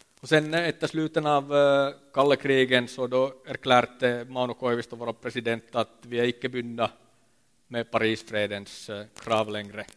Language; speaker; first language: Swedish; non-native, local second language; Finnish